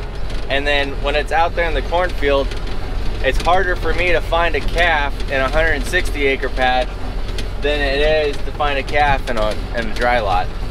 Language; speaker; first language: English; native; English